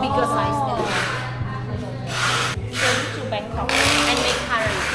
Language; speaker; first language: English; non-native, learner; Thai